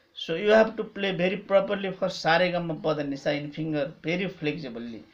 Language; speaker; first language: English; non-native, local second language; Nepali